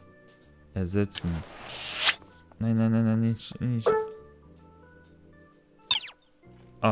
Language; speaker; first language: German; non-native, learner; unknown